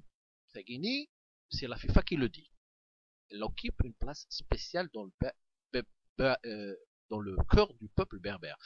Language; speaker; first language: French; non-native, local second language; Kabyle